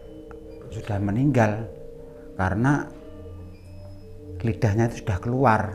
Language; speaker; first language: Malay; non-native, local second language; Javanese